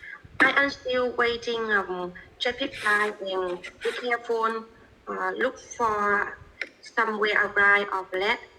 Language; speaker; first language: English; non-native, learner; Vietnamese